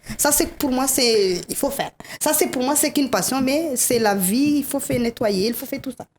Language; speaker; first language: French; non-native, local second language; Malagasy